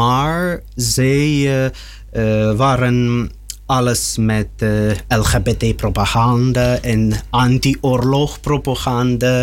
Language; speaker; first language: Dutch; non-native, learner; Russian